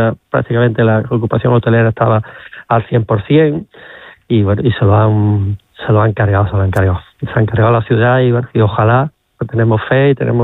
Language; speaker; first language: Spanish; native; Spanish